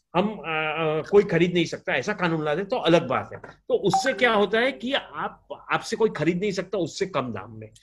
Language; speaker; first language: Hindi; non-native, local second language; Gujarati